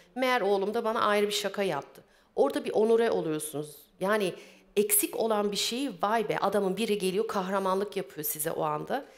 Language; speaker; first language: Turkish; early bilingual, heritage; Turkish